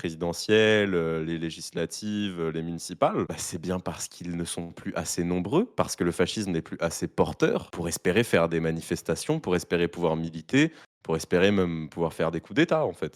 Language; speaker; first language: French; native; French